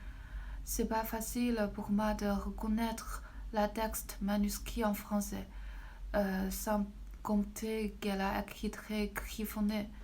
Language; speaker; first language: French; non-native, learner; Chinese